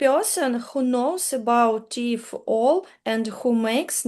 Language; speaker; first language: English; non-native, learner; Russian